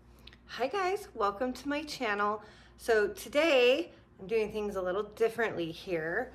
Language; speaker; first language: English; native; English